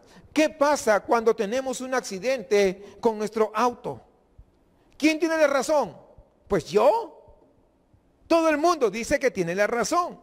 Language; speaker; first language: Spanish; native; Spanish